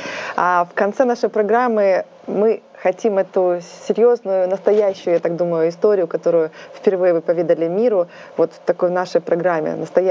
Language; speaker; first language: Russian; native; Russian